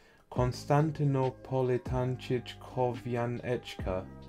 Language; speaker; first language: Polish; non-native, learner; English